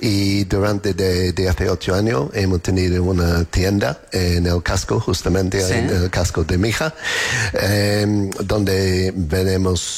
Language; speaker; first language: Spanish; non-native, learner; English